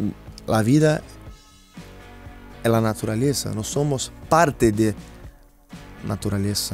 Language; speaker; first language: Spanish; non-native, fluent; Portuguese